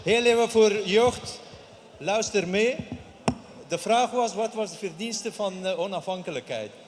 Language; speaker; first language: Dutch; non-native, fluent; Pashto